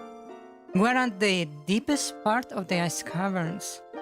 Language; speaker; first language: English; non-native, fluent; Spanish